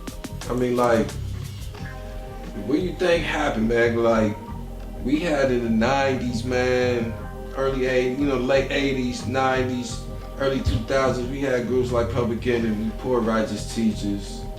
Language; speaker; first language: English; native; English